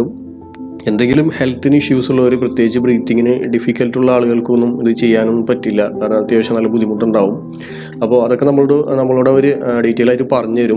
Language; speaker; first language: Malayalam; native; Malayalam